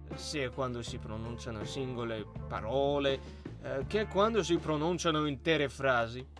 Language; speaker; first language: Italian; non-native, learner; Russian